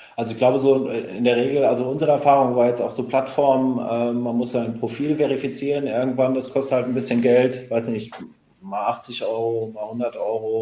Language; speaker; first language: German; native; German